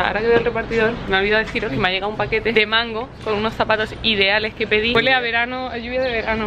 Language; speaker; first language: Spanish; native; Spanish